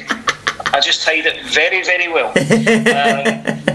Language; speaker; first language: English; native; English